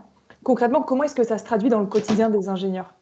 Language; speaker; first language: French; native; French